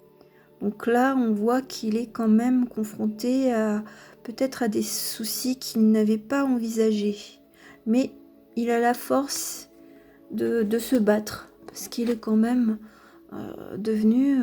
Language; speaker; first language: French; native; French